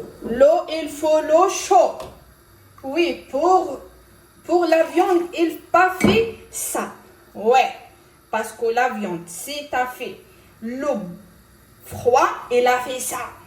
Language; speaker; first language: French; non-native, local second language; Arabic